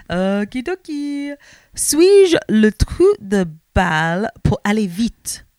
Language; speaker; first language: French; non-native, learner; English